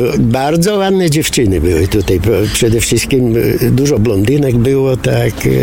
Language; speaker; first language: Polish; non-native, fluent; Bulgarian